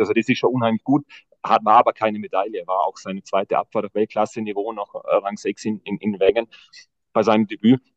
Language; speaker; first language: German; native; German